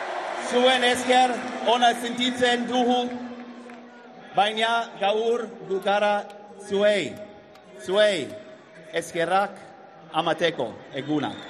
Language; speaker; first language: Basque; non-native, learner; English